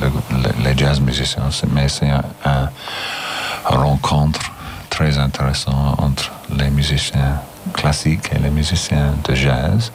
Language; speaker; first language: French; non-native, fluent; English